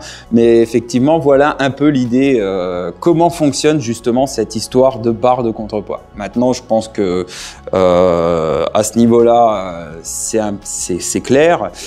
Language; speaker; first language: French; native; French